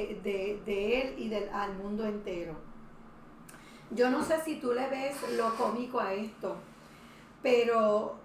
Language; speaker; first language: Spanish; native; Spanish